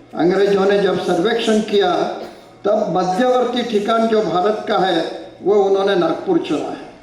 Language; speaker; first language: Hindi; non-native, local second language; Marathi